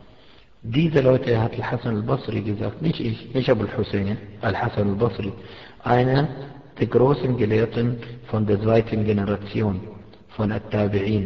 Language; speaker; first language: German; non-native, fluent; Arabic